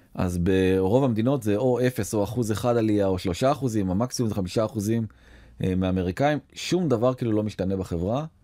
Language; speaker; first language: Hebrew; native; Hebrew